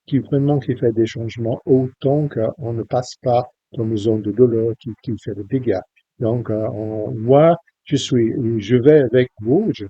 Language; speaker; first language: French; non-native, fluent; English